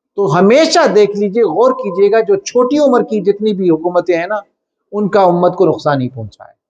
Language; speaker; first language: Urdu; non-native, local second language; Punjabi